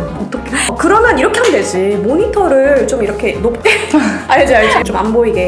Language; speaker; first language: Korean; native; Korean